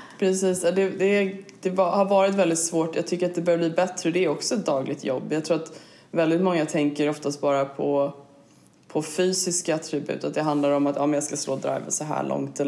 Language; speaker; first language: Swedish; native; Swedish